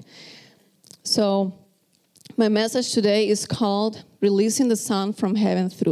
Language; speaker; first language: English; non-native, fluent; Spanish